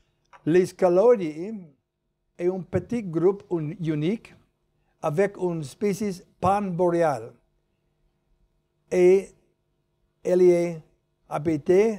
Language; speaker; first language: French; non-native, learner; English